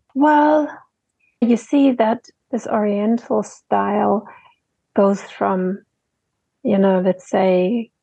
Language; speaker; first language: English; non-native, fluent; German